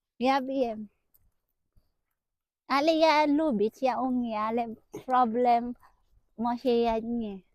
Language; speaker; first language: Polish; non-native, learner; Filipino